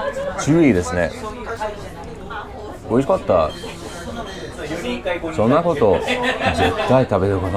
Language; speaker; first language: Japanese; non-native, learner; English